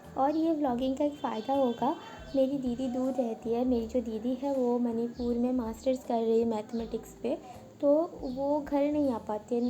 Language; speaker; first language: Hindi; non-native, local second language; Bangla